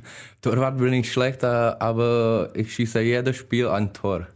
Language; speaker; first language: German; non-native, learner; Czech